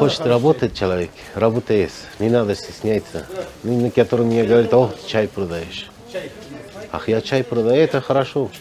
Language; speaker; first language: Russian; non-native, learner; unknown